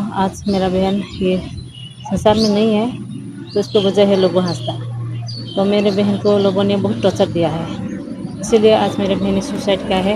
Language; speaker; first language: Hindi; non-native, local second language; Santali